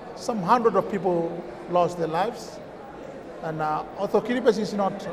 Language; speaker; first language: English; non-native, fluent; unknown